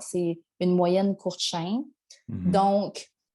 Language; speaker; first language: French; native; French